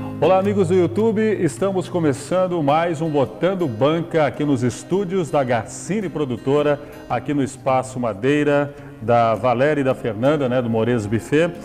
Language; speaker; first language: Portuguese; native; Portuguese